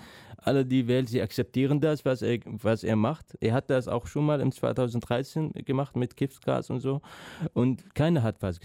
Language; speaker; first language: German; non-native, learner; Arabic